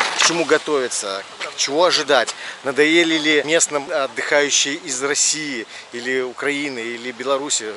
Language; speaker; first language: Russian; native; Russian